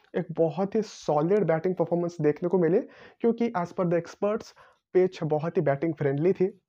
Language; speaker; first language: Hindi; non-native, local second language; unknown